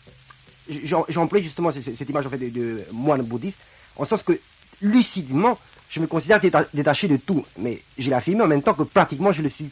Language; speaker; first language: French; non-native, fluent; Romanian